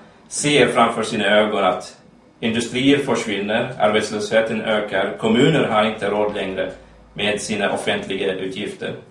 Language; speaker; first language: Swedish; non-native, fluent; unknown